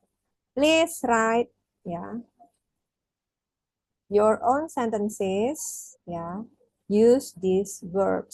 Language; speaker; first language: English; non-native, fluent; Indonesian